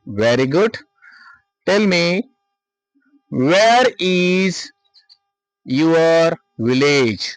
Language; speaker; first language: English; non-native, local second language; Marathi